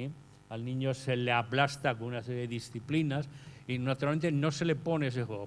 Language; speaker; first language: Spanish; native; Spanish